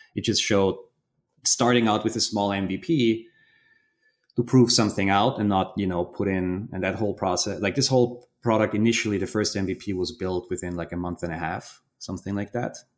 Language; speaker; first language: English; non-native, fluent; German